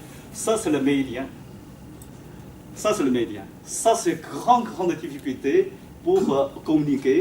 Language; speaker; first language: French; non-native, fluent; Chinese